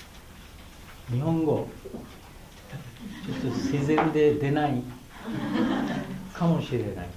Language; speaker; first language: Japanese; non-native, fluent; Bangla